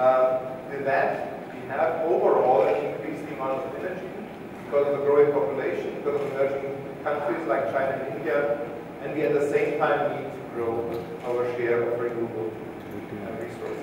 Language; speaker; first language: English; non-native, fluent; German